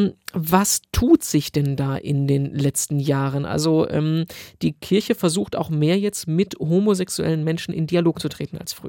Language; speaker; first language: German; native; German